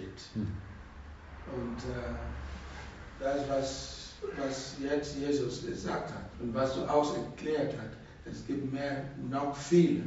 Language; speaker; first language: German; non-native, learner; Russian